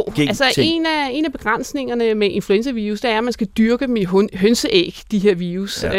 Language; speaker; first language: Danish; native; Danish